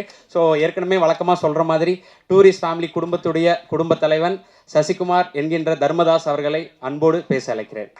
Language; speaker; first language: Tamil; native; Tamil